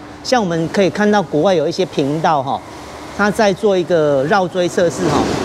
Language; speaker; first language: Chinese; native; Chinese